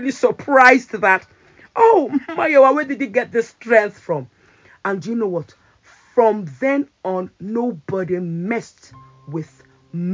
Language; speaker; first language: English; non-native, local second language; Yoruba